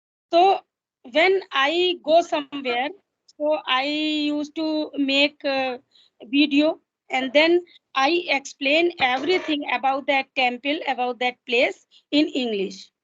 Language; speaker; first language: English; non-native, local second language; Hindi